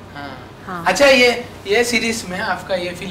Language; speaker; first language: Hindi; non-native, local second language; Telugu